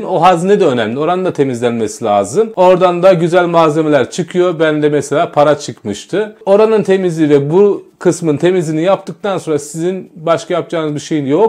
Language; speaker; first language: Turkish; native; Turkish